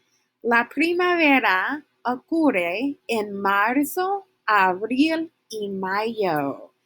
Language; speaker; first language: Spanish; non-native, fluent; English